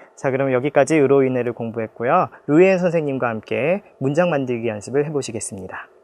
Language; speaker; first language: Korean; native; Korean